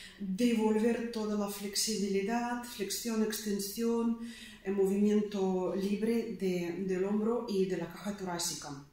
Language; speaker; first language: Spanish; non-native, fluent; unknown